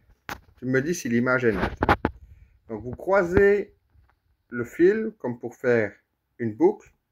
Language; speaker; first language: French; native; French